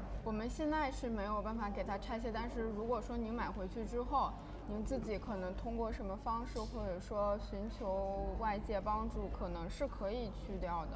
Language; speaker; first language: Chinese; native; Chinese